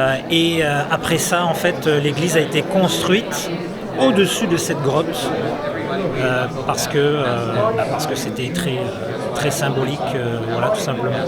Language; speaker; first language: French; native; French